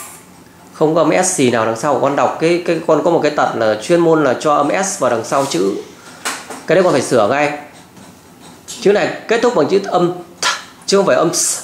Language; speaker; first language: Vietnamese; native; Vietnamese